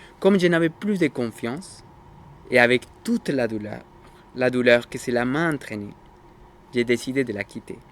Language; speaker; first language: French; non-native, fluent; Spanish